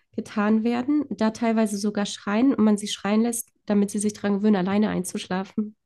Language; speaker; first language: German; early bilingual, other home language; Polish